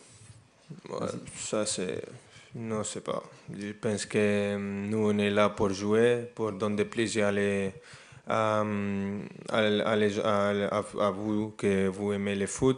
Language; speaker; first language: French; non-native, fluent; Spanish